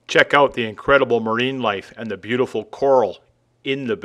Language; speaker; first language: English; native; English